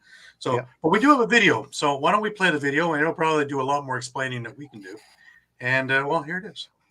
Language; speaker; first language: English; native; English